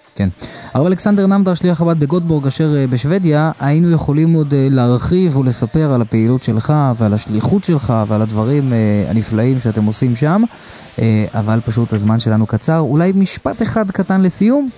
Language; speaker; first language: Hebrew; native; Hebrew